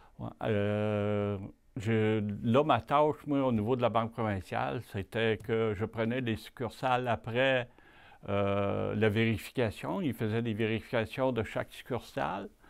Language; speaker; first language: French; native; French